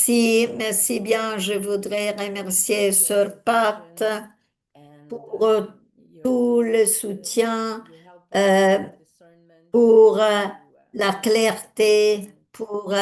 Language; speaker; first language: French; non-native, fluent; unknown